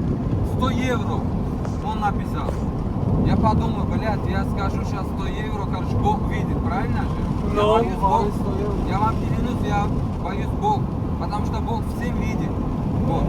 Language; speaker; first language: Russian; non-native, local second language; Uzbek